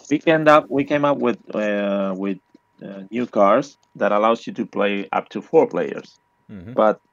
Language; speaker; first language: English; non-native, learner; Spanish